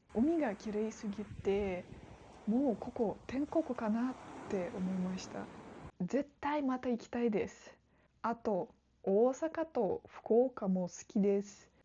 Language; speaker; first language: Japanese; non-native, fluent; Russian